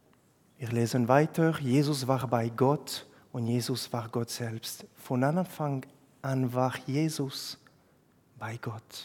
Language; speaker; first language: German; non-native, fluent; French